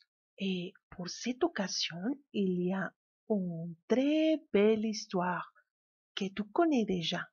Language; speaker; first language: French; non-native, fluent; Spanish